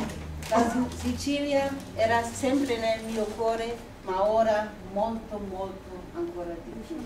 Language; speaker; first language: Italian; non-native, fluent; German